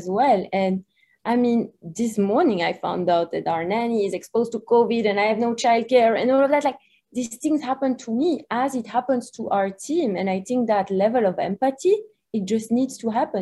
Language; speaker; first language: English; non-native, fluent; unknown